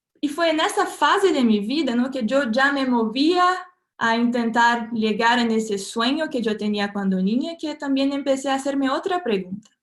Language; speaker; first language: Spanish; non-native, fluent; Portuguese